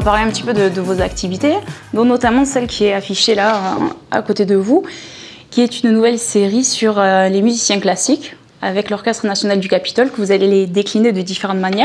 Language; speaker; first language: French; native; French